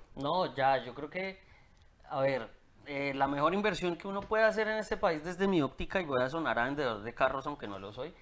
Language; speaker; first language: Spanish; native; Spanish